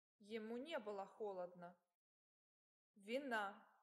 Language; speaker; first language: Russian; non-native, learner; English